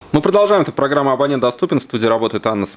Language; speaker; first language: Russian; native; Russian